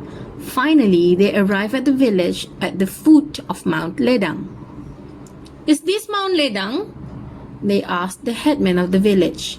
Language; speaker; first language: English; non-native, local second language; Malay